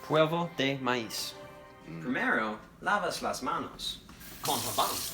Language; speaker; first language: Spanish; non-native, learner; English